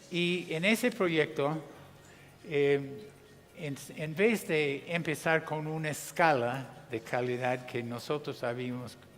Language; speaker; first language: Spanish; non-native, fluent; English